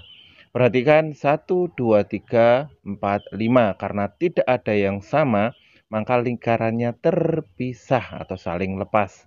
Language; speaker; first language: Indonesian; native; Indonesian